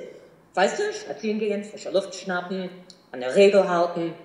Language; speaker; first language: German; non-native, fluent; English